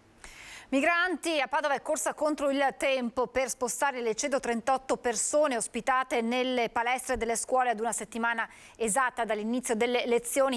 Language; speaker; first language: Italian; native; Italian